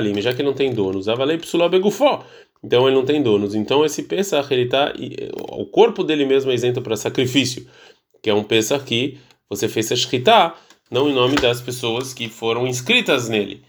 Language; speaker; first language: Portuguese; early bilingual, heritage; Portuguese